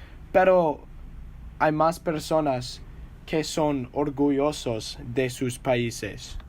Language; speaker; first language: Spanish; non-native, learner; English